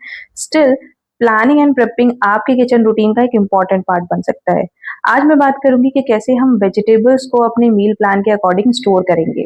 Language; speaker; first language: Hindi; native; Hindi